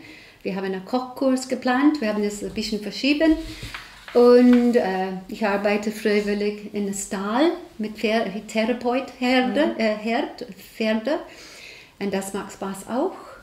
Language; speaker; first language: German; non-native, learner; English